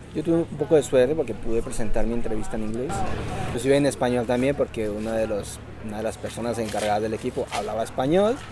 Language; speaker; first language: Spanish; native; Spanish